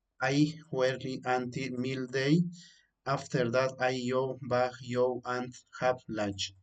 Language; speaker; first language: English; non-native, learner; Spanish